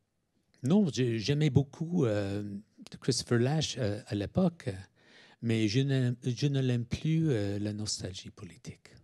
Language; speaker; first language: French; non-native, fluent; English